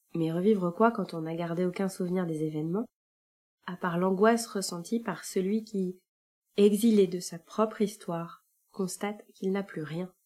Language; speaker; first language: French; native; French